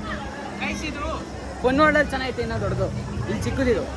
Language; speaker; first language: Kannada; native; Kannada